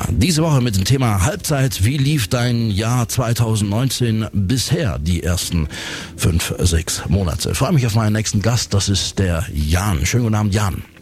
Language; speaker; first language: German; native; German